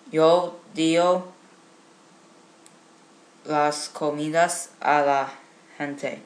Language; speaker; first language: Spanish; non-native, learner; English